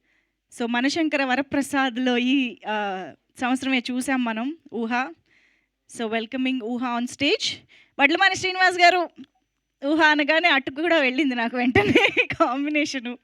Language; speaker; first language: Telugu; native; Telugu